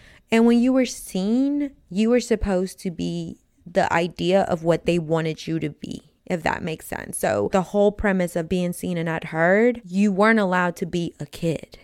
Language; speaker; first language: English; early bilingual, other home language; Spanish